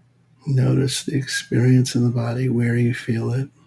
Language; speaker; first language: English; native; English